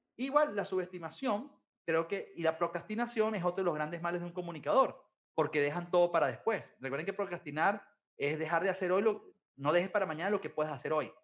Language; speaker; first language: Spanish; native; Spanish